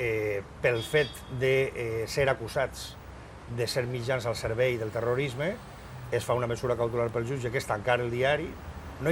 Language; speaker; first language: Catalan; native; Catalan